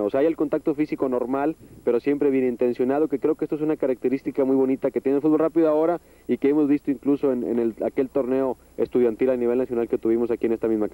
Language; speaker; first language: Spanish; native; Spanish